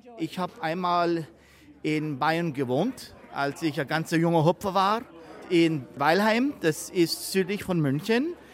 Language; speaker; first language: German; early bilingual, heritage; German